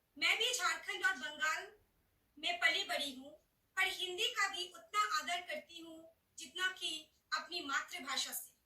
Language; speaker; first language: Hindi; non-native, local second language; Bangla